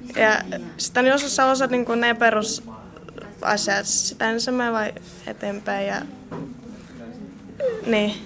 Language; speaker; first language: Finnish; non-native, learner; Russian